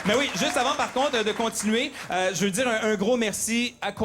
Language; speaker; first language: French; native; French